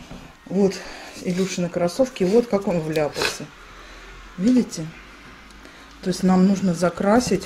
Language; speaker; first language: Russian; native; Russian